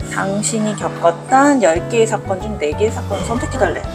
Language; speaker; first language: Korean; native; Korean